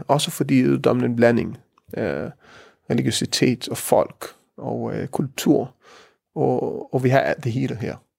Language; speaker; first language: Danish; early bilingual, heritage; Danish